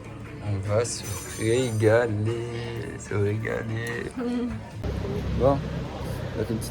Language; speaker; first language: French; native; French